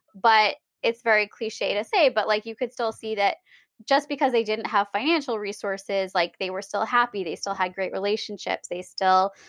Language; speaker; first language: English; native; English